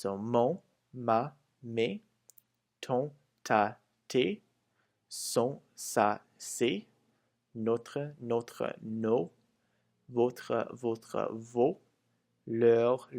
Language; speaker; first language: French; non-native, fluent; English